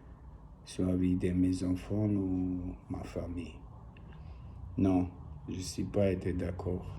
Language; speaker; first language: French; non-native, learner; Armenian